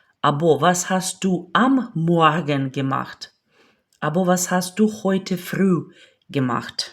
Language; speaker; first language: German; non-native, fluent; Ukrainian